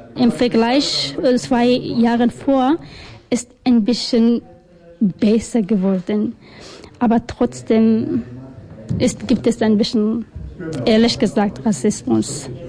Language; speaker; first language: German; non-native, learner; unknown